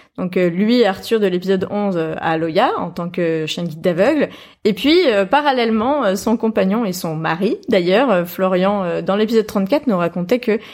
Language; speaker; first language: French; native; French